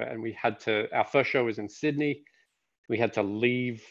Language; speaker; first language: English; native; English